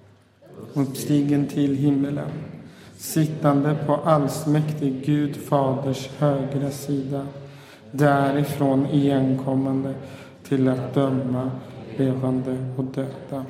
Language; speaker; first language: Swedish; native; Swedish